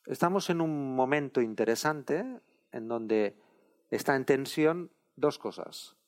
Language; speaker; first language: Spanish; non-native, local second language; Catalan